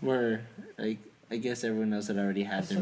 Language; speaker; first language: English; native; English